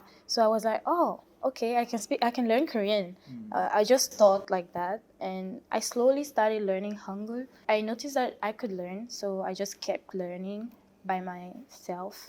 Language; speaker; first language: English; non-native, local second language; French